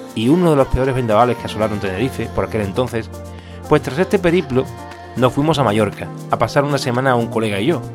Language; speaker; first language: Spanish; native; Spanish